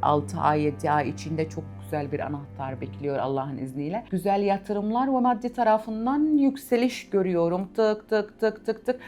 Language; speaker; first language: Turkish; non-native, fluent; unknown